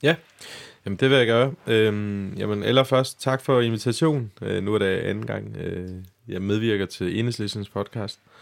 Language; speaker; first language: Danish; non-native, fluent; Turkish